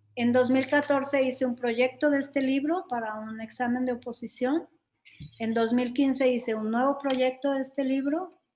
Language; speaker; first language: Spanish; native; Spanish